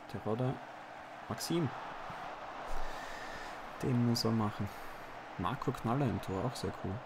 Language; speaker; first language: German; native; German